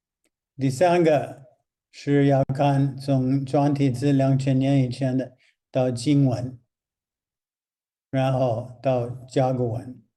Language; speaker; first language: Chinese; non-native, fluent; English